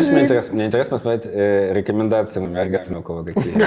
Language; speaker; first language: Russian; native; Russian